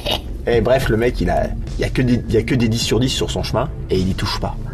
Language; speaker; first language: French; native; French